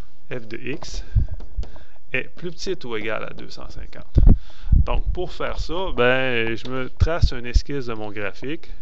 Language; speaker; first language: French; native; French